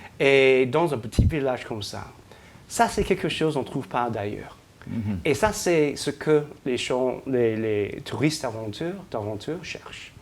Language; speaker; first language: French; non-native, fluent; English